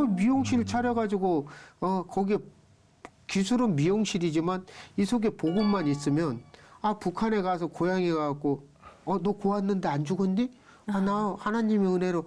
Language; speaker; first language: Korean; native; Korean